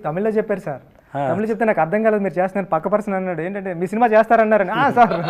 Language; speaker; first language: Telugu; native; Telugu